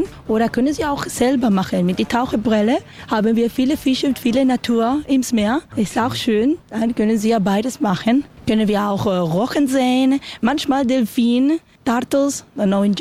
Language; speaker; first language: German; non-native, learner; Spanish